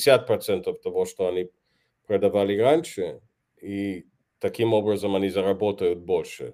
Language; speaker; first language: Russian; non-native, fluent; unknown